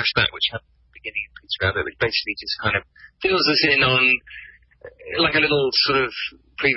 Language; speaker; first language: English; native; English